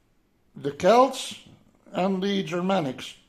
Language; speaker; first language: English; non-native, fluent; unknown